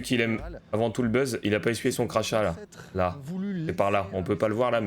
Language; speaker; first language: French; native; French